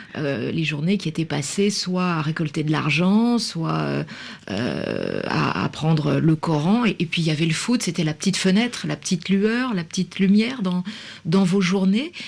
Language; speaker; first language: French; native; French